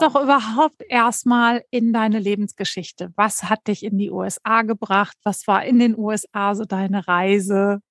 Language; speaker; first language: German; native; German